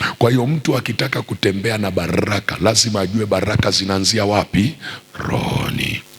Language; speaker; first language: Swahili; native; Swahili